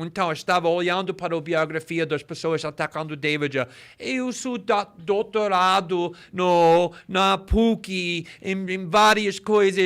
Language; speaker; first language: Portuguese; non-native, fluent; English